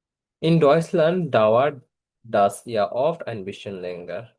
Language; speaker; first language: German; non-native, fluent; Bangla